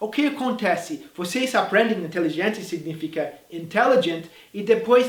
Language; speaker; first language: Portuguese; non-native, fluent; English